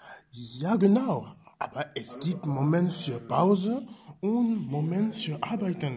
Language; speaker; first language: German; non-native, learner; French